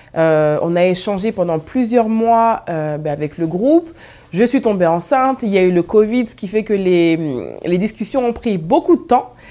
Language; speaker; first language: French; native; French